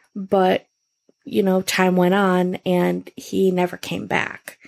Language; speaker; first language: English; native; English